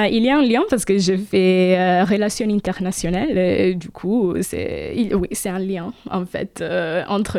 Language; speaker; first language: French; non-native, fluent; Italian